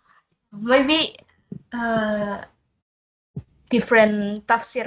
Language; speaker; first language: English; non-native, learner; Indonesian